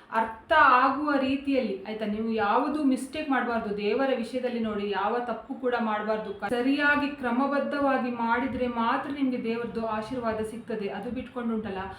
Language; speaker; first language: Kannada; non-native, local second language; Konkani